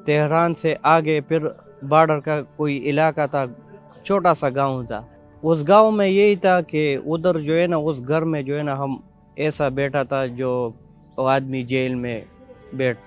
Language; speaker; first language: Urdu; non-native, local second language; Pashto